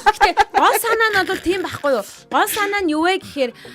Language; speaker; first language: Mongolian; native; Mongolian